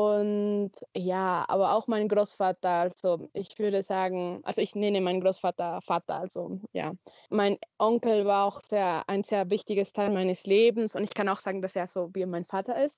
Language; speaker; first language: German; non-native, learner; Spanish